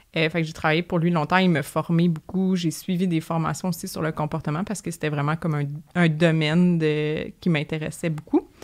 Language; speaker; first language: French; native; French